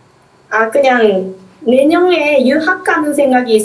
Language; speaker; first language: Korean; non-native, fluent; Japanese